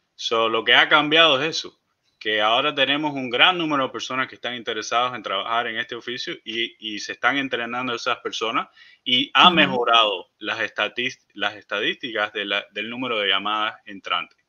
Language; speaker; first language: Spanish; early bilingual, heritage; Spanish